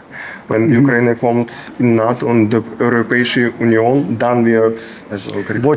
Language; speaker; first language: German; non-native, fluent; Ukrainian